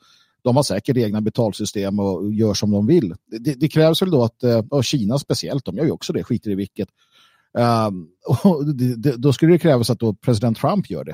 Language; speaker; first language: Swedish; native; Swedish